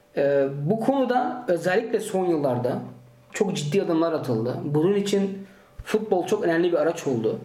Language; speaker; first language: Turkish; early bilingual, heritage; Turkish